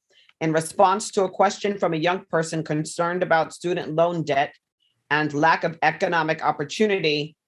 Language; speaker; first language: English; native; English